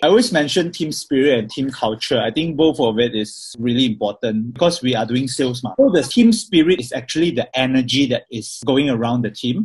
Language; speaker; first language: English; non-native, local second language; Chinese